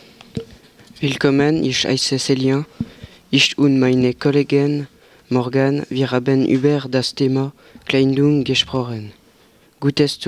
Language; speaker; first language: German; non-native, learner; French